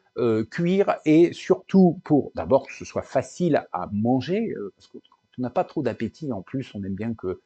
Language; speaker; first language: French; native; French